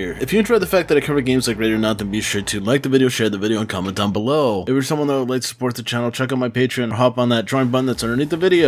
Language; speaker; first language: English; native; English